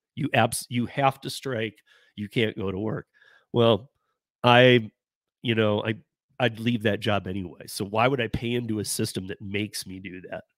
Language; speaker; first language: English; native; English